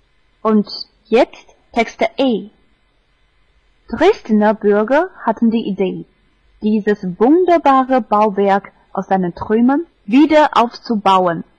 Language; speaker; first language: German; non-native, fluent; Chinese